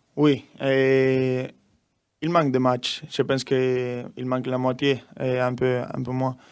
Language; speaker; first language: French; non-native, learner; Spanish